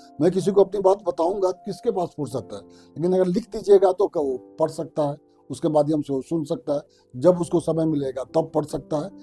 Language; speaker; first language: Hindi; non-native, local second language; Maithili